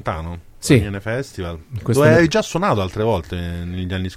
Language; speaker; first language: Italian; native; Italian